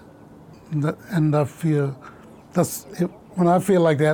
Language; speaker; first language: English; non-native, local second language; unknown